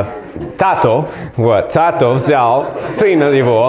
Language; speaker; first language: Russian; non-native, learner; English